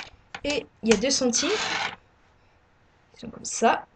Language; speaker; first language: French; non-native, learner; English